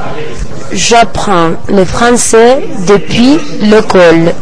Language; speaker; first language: French; non-native, learner; Spanish